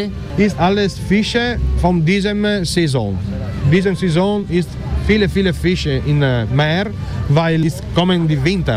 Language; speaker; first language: German; non-native, learner; Italian